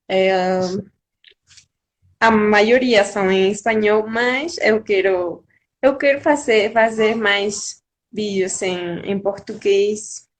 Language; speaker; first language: Portuguese; non-native, fluent; Spanish